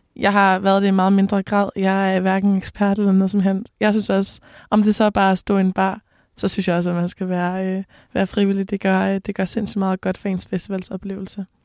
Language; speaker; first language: Danish; native; Danish